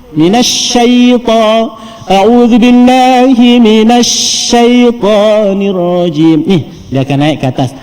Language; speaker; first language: Malay; native; Malay